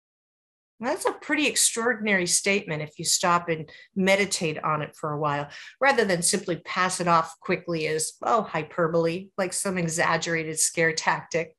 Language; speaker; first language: English; native; English